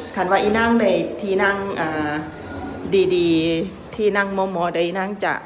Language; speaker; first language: Thai; native; Thai